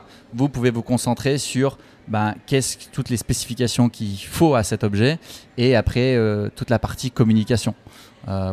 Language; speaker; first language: French; native; French